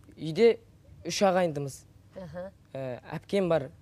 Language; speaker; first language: Kazakh; native; Kazakh